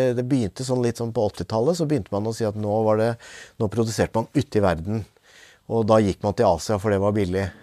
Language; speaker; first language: Norwegian; native; Norwegian